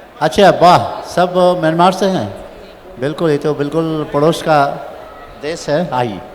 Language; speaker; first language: Hindi; native; Hindi